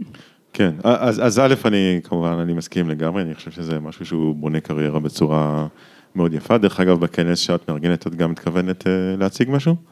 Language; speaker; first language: Hebrew; native; Hebrew